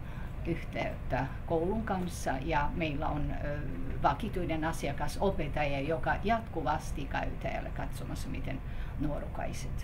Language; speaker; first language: Finnish; non-native, fluent; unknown